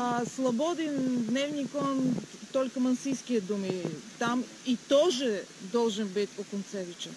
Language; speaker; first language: Russian; non-native, learner; Bulgarian